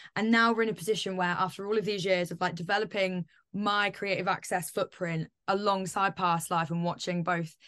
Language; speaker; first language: English; native; English